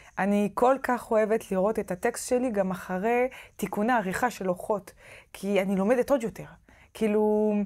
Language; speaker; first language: Hebrew; non-native, fluent; French